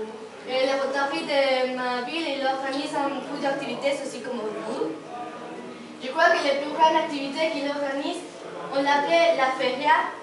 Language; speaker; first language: French; non-native, learner; Spanish